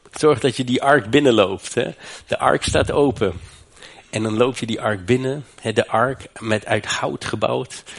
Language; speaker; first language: Dutch; non-native, fluent; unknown